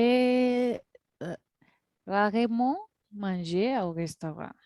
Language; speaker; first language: French; non-native, learner; Spanish